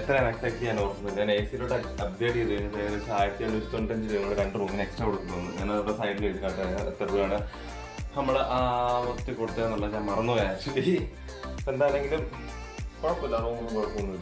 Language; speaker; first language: Malayalam; native; Malayalam